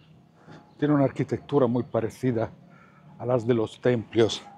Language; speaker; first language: Spanish; non-native, fluent; Italian